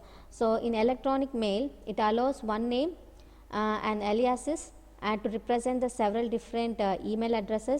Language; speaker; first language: English; non-native, local second language; Telugu